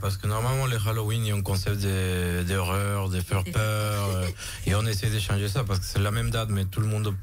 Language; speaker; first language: French; non-native, fluent; Spanish